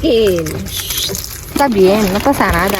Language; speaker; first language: Spanish; non-native, learner; Filipino